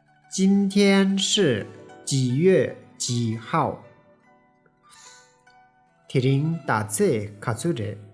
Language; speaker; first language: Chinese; non-native, fluent; Tibetan